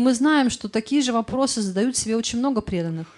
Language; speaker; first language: Russian; native; Russian